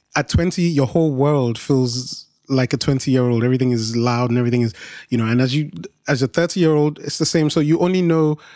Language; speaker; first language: English; non-native, local second language; Yoruba